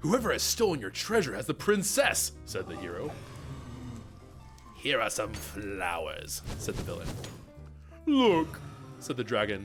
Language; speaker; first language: English; native; English